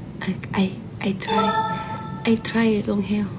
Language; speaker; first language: English; non-native, learner; Korean